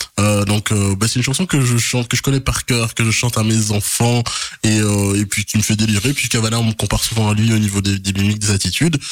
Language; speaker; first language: French; early bilingual, other home language; Lingala